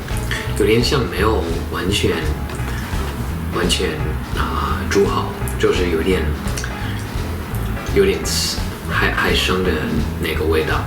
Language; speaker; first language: Chinese; non-native, fluent; English